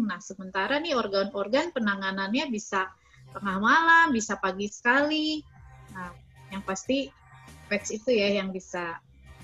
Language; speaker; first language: Indonesian; native; Indonesian